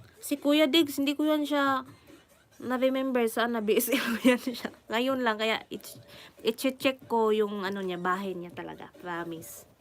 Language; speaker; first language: Filipino; non-native, local second language; Cebuano